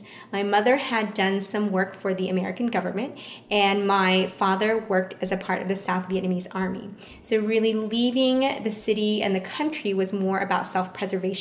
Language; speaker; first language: English; early bilingual, other home language; Vietnamese